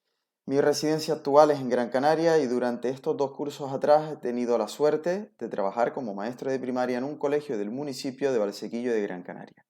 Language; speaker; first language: Spanish; native; Spanish